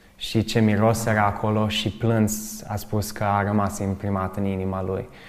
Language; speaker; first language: Romanian; early bilingual, other home language; English